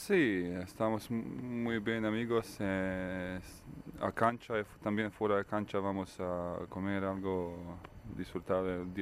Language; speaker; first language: Spanish; non-native, learner; Bosnian